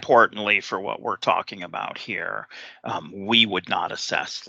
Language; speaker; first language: English; native; English